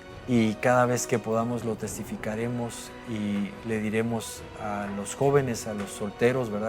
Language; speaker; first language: Spanish; native; Spanish